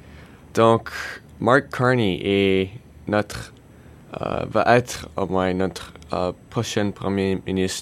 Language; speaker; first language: French; non-native, learner; English